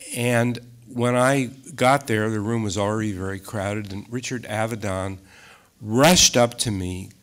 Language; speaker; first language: English; native; English